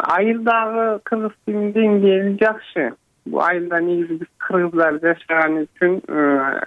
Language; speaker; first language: Kyrgyz; early bilingual, heritage; Kyrgyz